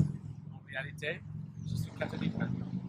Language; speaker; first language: French; non-native, learner; English